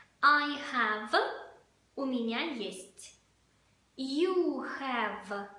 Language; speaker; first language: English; non-native, fluent; Russian